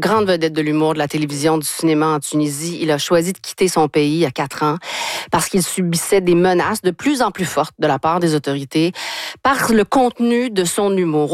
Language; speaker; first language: French; native; French